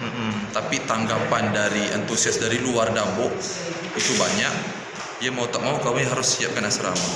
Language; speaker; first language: Indonesian; native; Indonesian